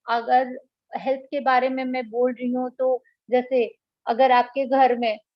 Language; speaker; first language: Hindi; non-native, local second language; Bangla